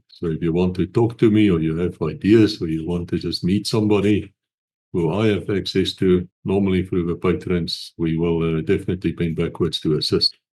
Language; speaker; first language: English; non-native, local second language; Afrikaans